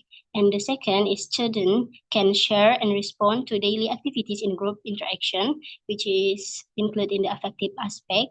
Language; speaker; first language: English; non-native, learner; Indonesian